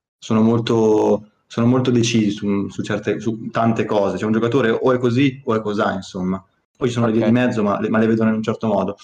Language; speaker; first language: Italian; native; Italian